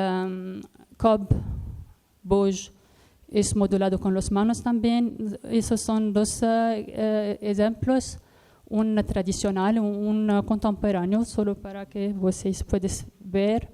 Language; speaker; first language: Spanish; non-native, learner; Arabic